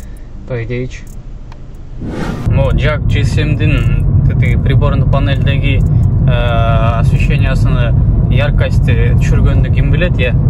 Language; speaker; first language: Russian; non-native, local second language; Kyrgyz